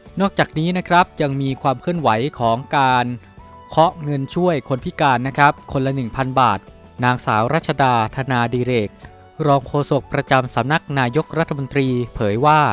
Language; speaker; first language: Thai; native; Thai